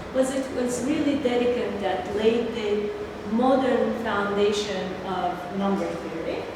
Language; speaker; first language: English; non-native, fluent; Turkish